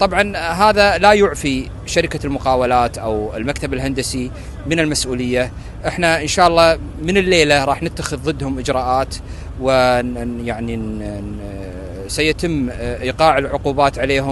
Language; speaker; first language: Arabic; native; Arabic